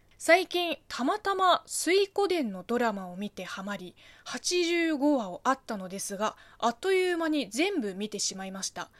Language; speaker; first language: Japanese; non-native, fluent; Chinese